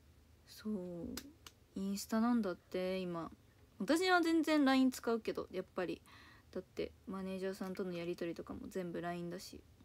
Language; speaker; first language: Japanese; native; Japanese